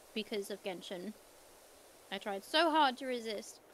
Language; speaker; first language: English; native; English